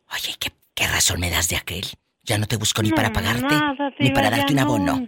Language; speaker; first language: Spanish; native; Spanish